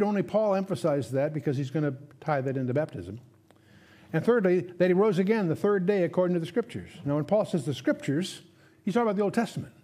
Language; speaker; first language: English; native; English